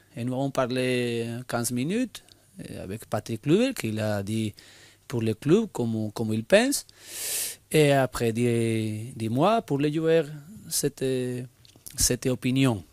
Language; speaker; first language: French; non-native, learner; Spanish